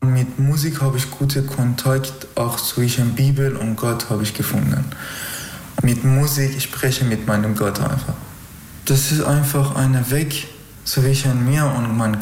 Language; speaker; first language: German; non-native, learner; Persian